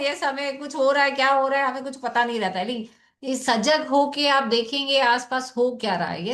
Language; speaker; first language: Hindi; native; Hindi